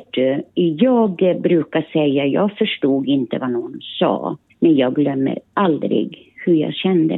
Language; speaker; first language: Swedish; early bilingual, other home language; Finnish